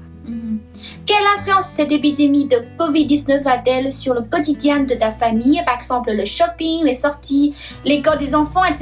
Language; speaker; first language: French; non-native, fluent; Chinese